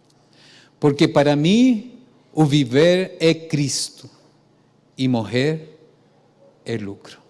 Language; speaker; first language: Portuguese; non-native, fluent; Spanish